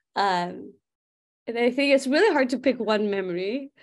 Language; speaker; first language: English; non-native, local second language; Nepali